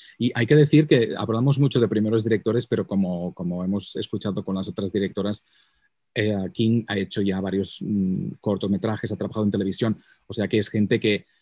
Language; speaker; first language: Spanish; non-native, local second language; Catalan